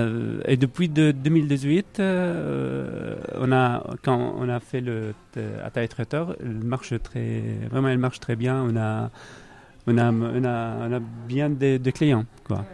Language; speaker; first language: French; non-native, learner; Arabic